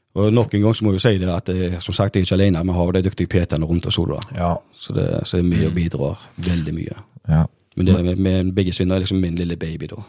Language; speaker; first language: Norwegian; native; Norwegian